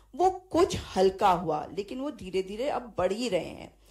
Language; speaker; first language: Hindi; native; Hindi